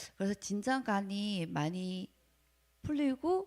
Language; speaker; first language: Korean; non-native, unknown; Chinese